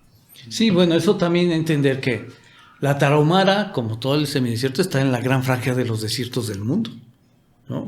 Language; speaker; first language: Spanish; native; Spanish